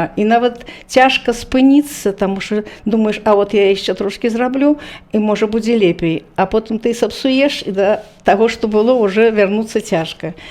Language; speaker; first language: Belarusian; native; Belarusian